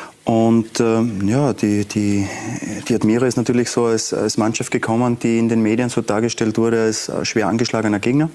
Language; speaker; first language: German; native; German